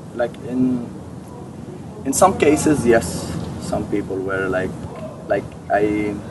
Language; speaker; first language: English; non-native, fluent; Arabic